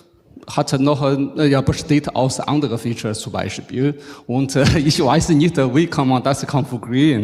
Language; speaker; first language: German; non-native, learner; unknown